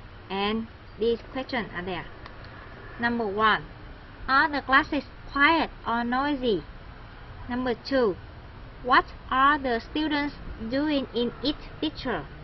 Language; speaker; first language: English; non-native, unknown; Vietnamese